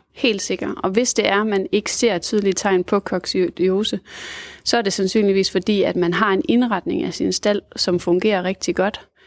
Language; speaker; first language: Danish; native; Danish